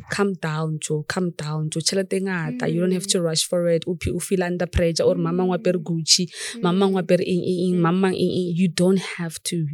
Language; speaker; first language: English; non-native, local second language; Tswana